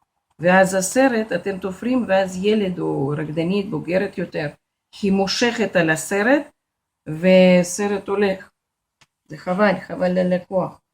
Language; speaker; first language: Hebrew; non-native, fluent; Russian